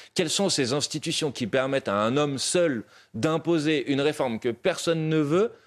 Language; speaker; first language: French; native; French